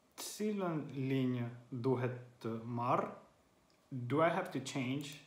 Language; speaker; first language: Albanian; non-native, learner; Finnish